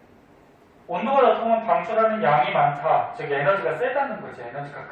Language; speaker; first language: Korean; native; Korean